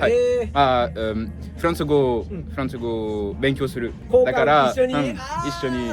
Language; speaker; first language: Japanese; non-native, learner; French